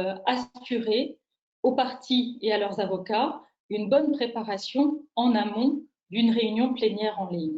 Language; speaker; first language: French; native; French